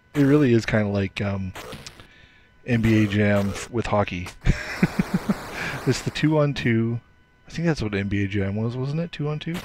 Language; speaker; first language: English; native; English